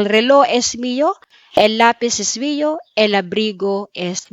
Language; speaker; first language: Spanish; non-native, fluent; Filipino